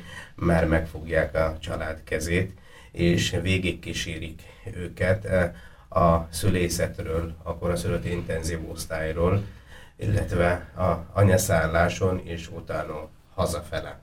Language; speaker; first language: Hungarian; non-native, fluent; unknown